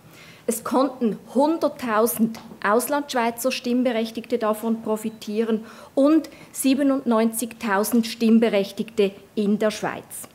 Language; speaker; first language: German; native; German